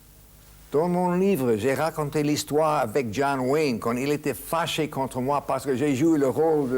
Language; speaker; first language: French; non-native, fluent; English